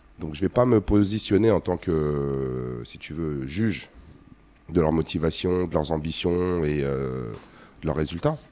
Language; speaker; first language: French; native; French